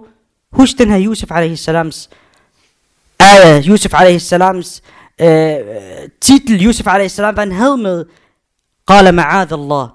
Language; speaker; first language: Danish; non-native, fluent; Arabic